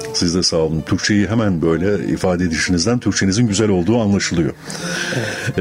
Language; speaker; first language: Turkish; native; Turkish